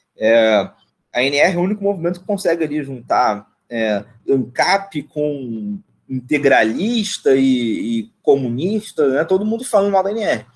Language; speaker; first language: Portuguese; native; Portuguese